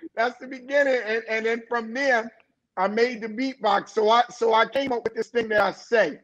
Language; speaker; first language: English; native; English